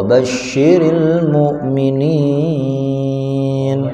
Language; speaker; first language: Arabic; non-native, fluent; Indonesian